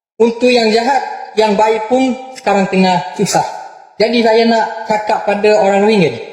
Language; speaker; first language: Malay; non-native, fluent; Bangla